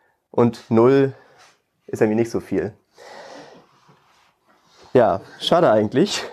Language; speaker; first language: German; native; German